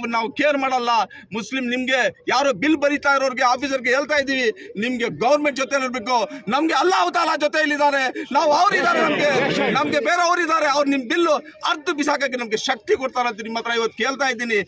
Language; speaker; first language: Kannada; non-native, local second language; Urdu